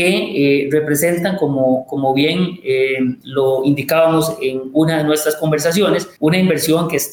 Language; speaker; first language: Spanish; native; Spanish